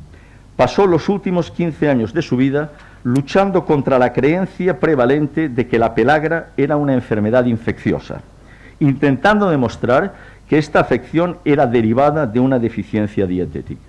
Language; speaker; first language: Spanish; native; Spanish